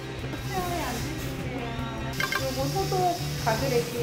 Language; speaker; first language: Korean; native; Korean